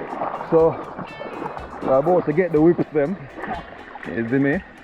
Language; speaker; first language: English; native; English